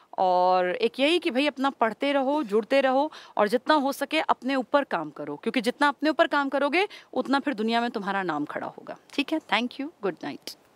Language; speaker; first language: Hindi; native; Hindi